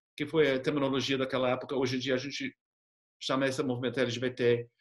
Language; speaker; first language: Portuguese; non-native, fluent; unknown